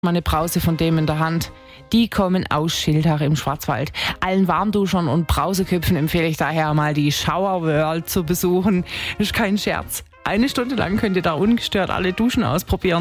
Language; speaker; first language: German; native; German